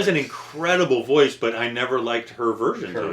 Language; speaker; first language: English; native; English